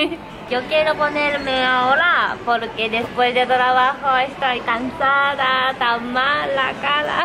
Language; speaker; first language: Spanish; non-native, fluent; Japanese